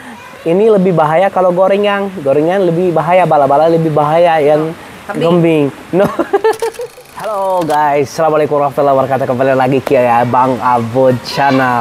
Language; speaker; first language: Indonesian; non-native, learner; Arabic